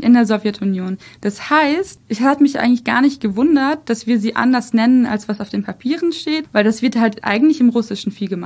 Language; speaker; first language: German; early bilingual, other home language; Russian